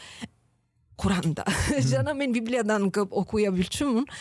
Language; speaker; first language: Kyrgyz; non-native, learner; Italian